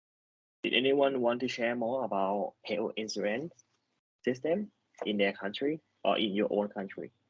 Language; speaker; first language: English; non-native, learner; Thai